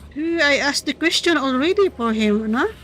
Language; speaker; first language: English; non-native, learner; Filipino